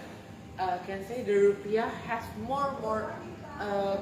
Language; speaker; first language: English; non-native, learner; Indonesian